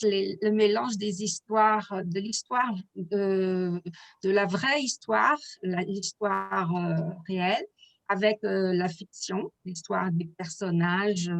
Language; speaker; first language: French; non-native, fluent; Portuguese